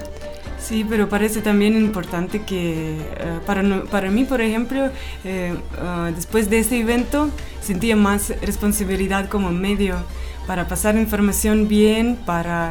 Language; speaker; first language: Spanish; non-native, fluent; Russian